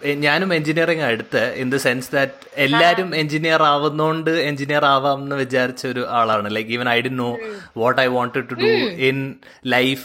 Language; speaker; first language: Malayalam; early bilingual, heritage; Malayalam